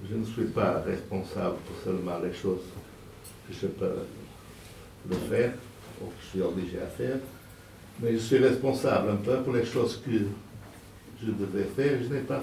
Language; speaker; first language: French; non-native, fluent; Portuguese